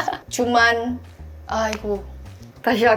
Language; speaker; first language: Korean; non-native, learner; Indonesian